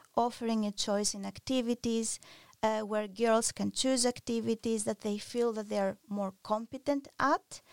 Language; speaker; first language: English; non-native, fluent; Greek